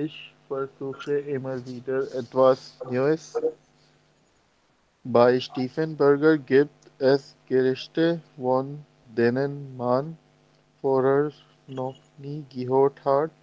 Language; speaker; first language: German; non-native, learner; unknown